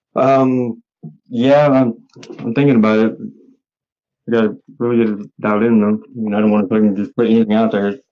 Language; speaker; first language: English; native; English